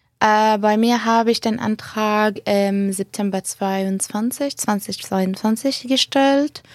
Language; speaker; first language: German; non-native, fluent; Arabic